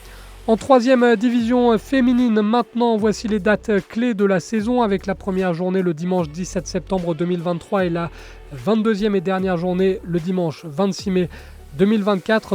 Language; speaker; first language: French; native; French